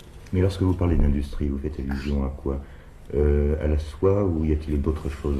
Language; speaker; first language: French; native; French